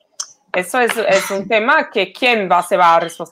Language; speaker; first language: Spanish; non-native, fluent; Portuguese